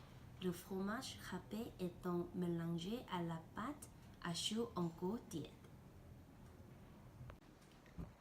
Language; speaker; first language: French; non-native, learner; Korean